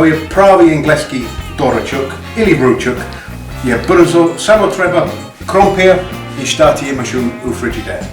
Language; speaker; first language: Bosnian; non-native, learner; English